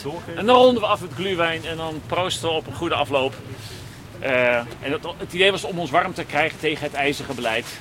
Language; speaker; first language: Dutch; native; Dutch